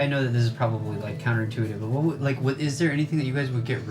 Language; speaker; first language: English; native; English